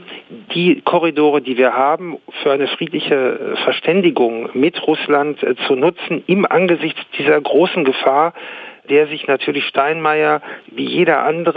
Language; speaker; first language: German; native; German